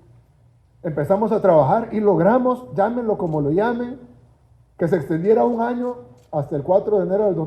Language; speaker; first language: Spanish; native; Spanish